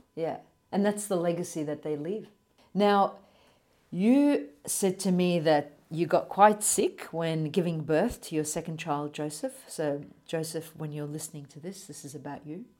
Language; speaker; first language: English; native; English